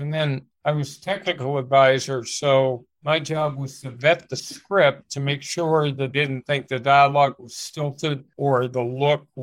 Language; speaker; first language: English; native; English